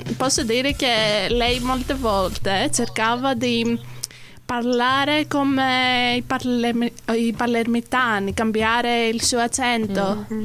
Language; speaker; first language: Italian; non-native, fluent; Greek